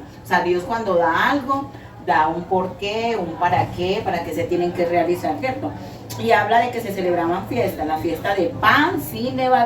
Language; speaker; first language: Spanish; native; Spanish